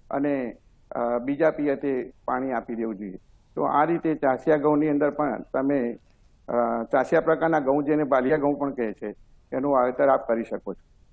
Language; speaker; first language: Gujarati; native; Gujarati